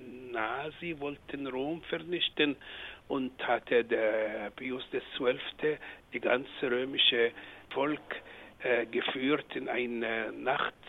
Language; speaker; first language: German; non-native, fluent; Arabic